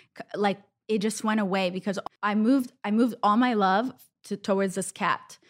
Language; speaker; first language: English; non-native, fluent; Hebrew